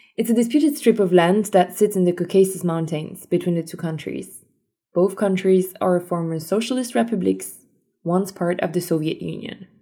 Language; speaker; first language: English; early bilingual, other home language; Armenian